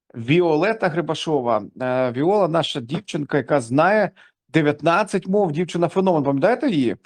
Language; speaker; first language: Ukrainian; native; Ukrainian